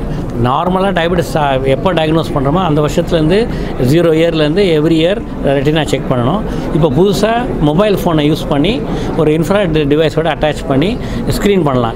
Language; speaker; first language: Tamil; native; Tamil